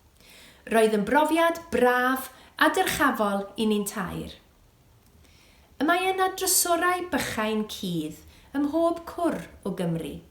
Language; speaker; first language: Welsh; native; Welsh